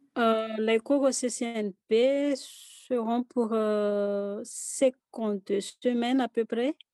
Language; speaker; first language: French; non-native, local second language; Malagasy